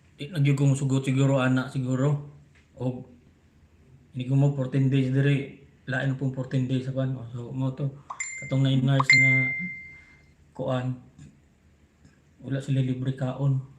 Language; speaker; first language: Cebuano; native; Cebuano